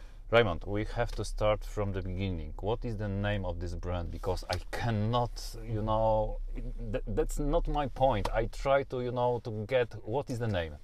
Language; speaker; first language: English; non-native, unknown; Polish